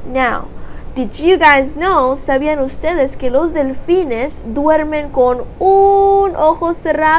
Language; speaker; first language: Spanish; early bilingual, heritage; Spanish